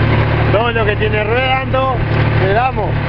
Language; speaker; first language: Spanish; native; Spanish